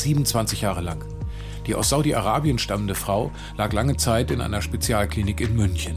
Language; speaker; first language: German; native; German